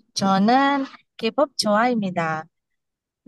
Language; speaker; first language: Korean; non-native, learner; Indonesian